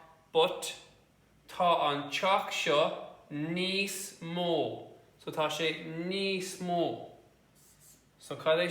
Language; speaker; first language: Irish; non-native, local second language; English